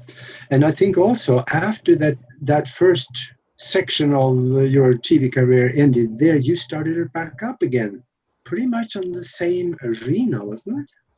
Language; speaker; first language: English; non-native, fluent; Norwegian